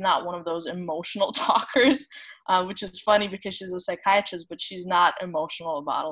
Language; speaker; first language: English; non-native, fluent; Romanian